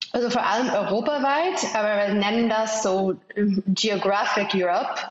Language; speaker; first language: German; non-native, fluent; English